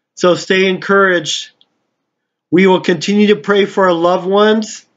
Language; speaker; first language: English; native; English